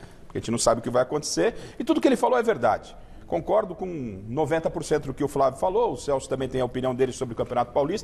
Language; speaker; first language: Portuguese; native; Portuguese